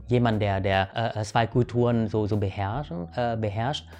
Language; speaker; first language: German; non-native, fluent; Vietnamese